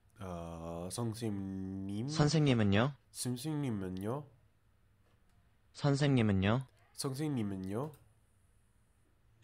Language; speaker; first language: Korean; non-native, learner; English